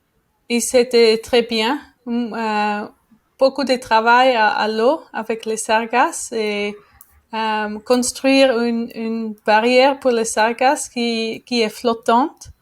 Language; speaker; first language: French; non-native, learner; Spanish